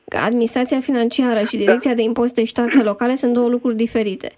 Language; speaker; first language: Romanian; native; Romanian